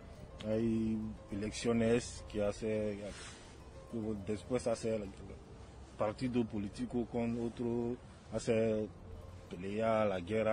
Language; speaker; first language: Spanish; non-native, learner; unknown